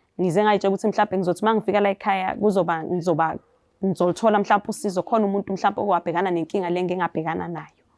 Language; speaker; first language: Zulu; native; Zulu